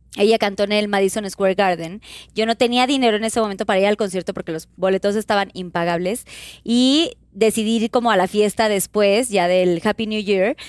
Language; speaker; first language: Spanish; native; Spanish